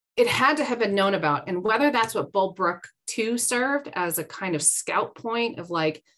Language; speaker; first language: English; native; English